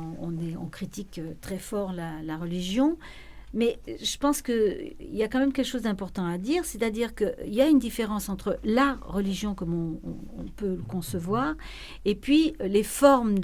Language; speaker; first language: French; native; French